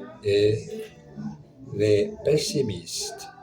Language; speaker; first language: French; non-native, learner; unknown